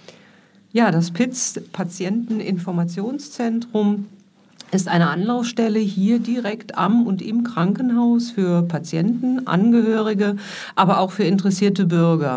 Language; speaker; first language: German; native; German